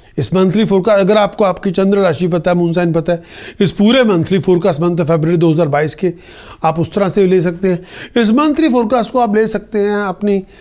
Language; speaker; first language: Hindi; native; Hindi